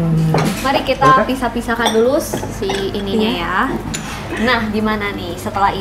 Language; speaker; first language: Indonesian; native; Indonesian